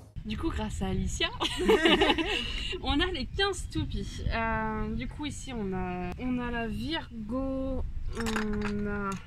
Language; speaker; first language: French; native; French